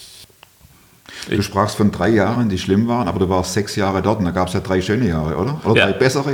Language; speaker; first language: German; native; German